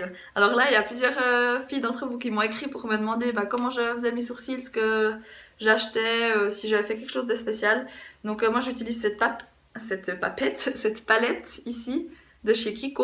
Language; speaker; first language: French; native; French